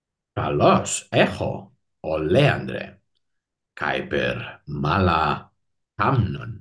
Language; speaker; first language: Greek; non-native, learner; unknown